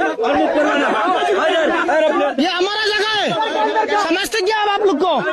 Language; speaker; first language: Hindi; non-native, learner; Bangla